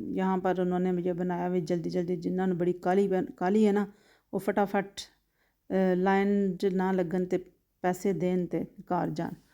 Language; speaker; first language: Urdu; native; Urdu